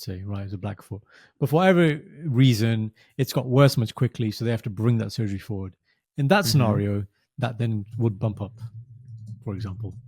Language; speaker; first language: English; early bilingual, other home language; Punjabi